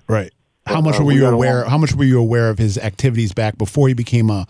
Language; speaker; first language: English; native; English